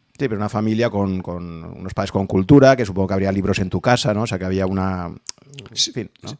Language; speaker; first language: Spanish; native; Spanish